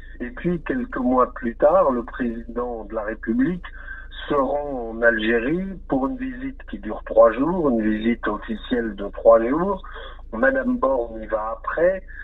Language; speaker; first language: French; native; French